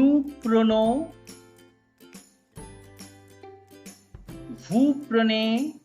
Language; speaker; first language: French; non-native, fluent; Bangla